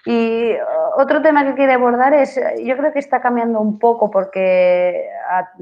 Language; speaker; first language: Spanish; non-native, local second language; Catalan